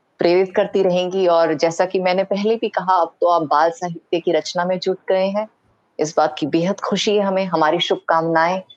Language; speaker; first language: Hindi; native; Hindi